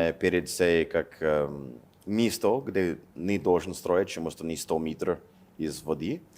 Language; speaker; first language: Ukrainian; non-native, learner; English